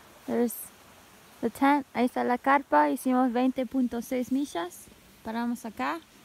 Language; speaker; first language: Spanish; early bilingual, heritage; Spanish